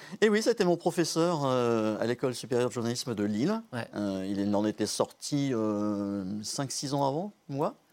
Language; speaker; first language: French; native; French